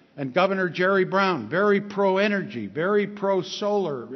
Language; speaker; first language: English; early bilingual, other home language; Spanish